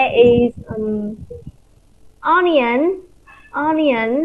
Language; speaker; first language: English; non-native, fluent; Vietnamese